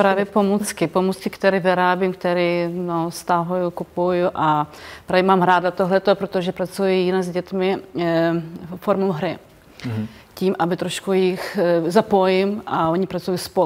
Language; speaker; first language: Czech; non-native, fluent; Ukrainian